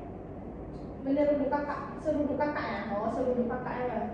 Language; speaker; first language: Indonesian; native; Indonesian